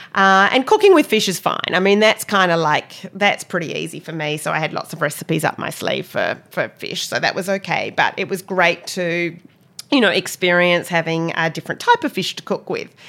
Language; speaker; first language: English; native; English